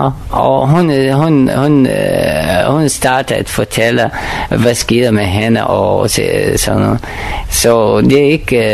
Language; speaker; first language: Danish; non-native, learner; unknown